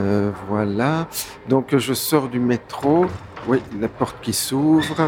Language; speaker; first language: French; native; French